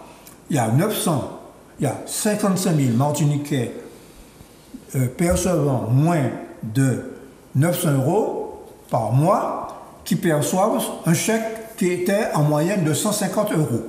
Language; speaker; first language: French; native; French